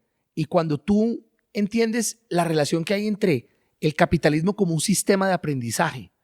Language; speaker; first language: Spanish; native; Spanish